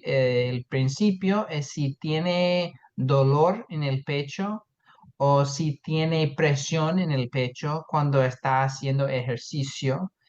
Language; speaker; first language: Spanish; non-native, fluent; English